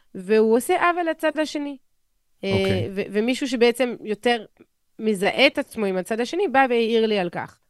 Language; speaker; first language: Hebrew; non-native, fluent; French